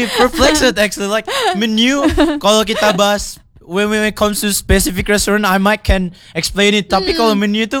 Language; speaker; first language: English; non-native, fluent; Indonesian